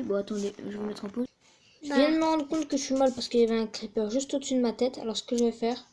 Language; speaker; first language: French; native; French